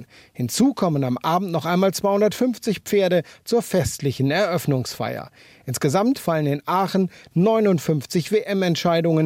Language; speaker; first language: German; native; German